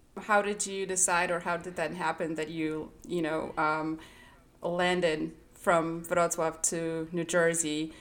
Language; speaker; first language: English; non-native, fluent; Polish